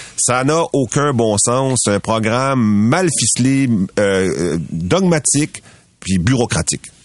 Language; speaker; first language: French; native; French